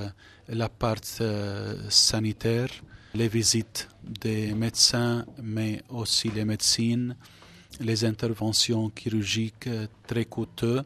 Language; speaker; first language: French; non-native, fluent; Arabic